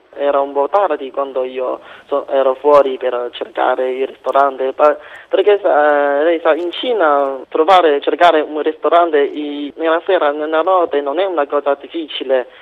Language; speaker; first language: Italian; non-native, fluent; Chinese